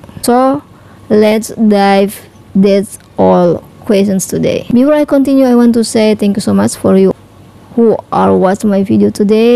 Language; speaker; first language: English; non-native, learner; Indonesian